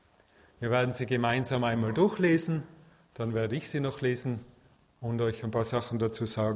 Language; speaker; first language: German; native; German